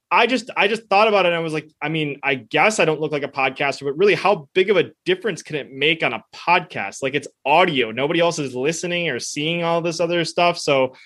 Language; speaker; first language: English; early bilingual, other home language; Spanish